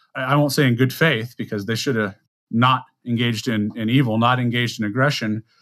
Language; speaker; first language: English; native; English